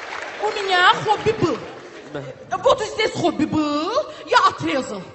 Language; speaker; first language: Russian; non-native, learner; Azerbaijani